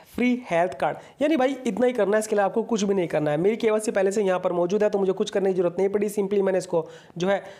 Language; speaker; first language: Hindi; native; Hindi